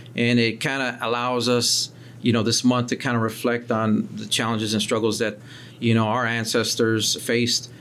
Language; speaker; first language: English; early bilingual, other home language; Spanish